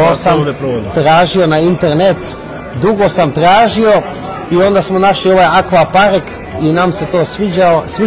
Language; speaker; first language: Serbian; early bilingual, heritage; Serbian